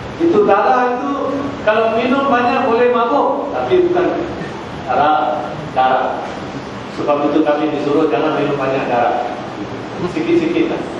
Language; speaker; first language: Malay; non-native, local second language; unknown